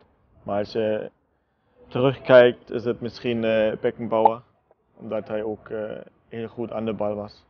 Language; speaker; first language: Dutch; non-native, fluent; German